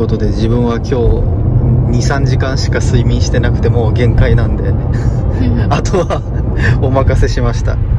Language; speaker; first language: Japanese; native; Japanese